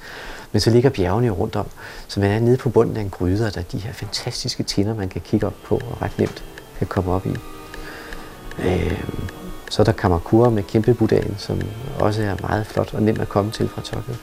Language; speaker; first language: Danish; native; Danish